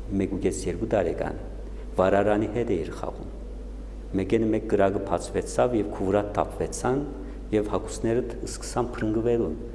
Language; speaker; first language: Armenian; native; Armenian